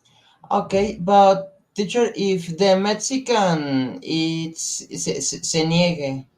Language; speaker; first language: English; non-native, learner; Spanish